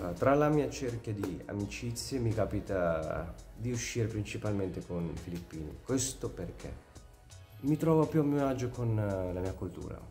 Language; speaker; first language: Italian; early bilingual, other home language; Filipino